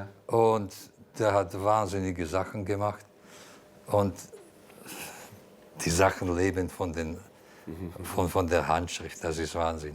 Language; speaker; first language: German; non-native, fluent; Slovak